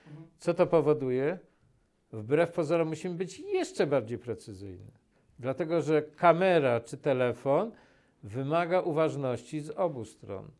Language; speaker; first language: Polish; native; Polish